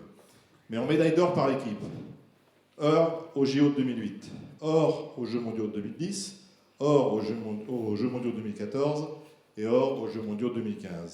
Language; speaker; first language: French; native; French